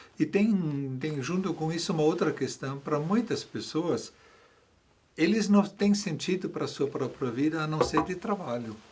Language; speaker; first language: Portuguese; non-native, fluent; German